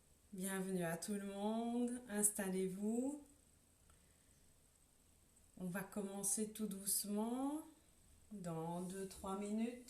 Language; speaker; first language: French; native; French